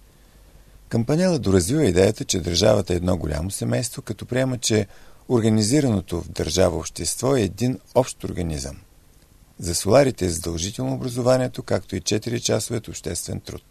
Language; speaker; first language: Bulgarian; native; Bulgarian